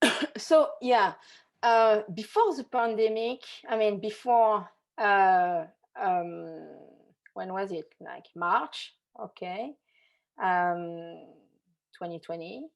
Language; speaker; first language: English; non-native, fluent; French